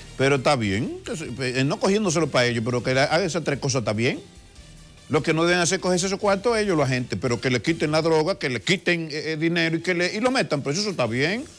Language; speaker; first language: Spanish; native; Spanish